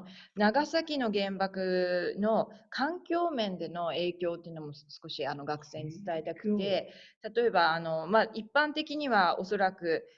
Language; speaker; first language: Japanese; native; Japanese